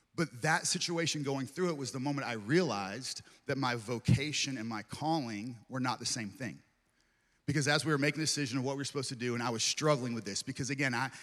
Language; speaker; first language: English; native; English